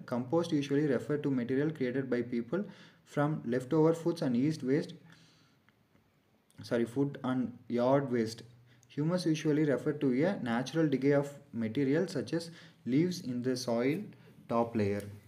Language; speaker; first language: English; non-native, local second language; Tamil